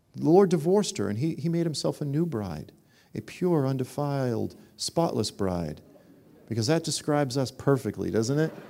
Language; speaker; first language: English; native; English